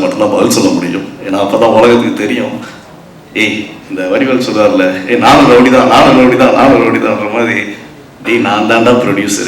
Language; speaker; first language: Tamil; native; Tamil